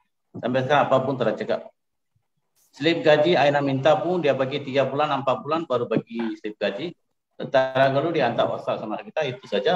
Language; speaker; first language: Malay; non-native, local second language; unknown